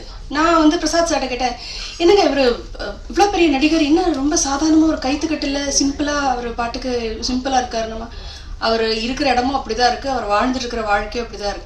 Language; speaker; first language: Tamil; native; Tamil